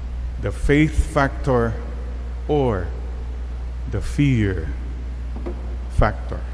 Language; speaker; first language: English; non-native, local second language; Iloko